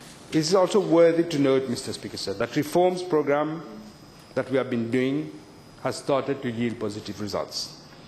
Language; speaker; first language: English; non-native, local second language; Morisyen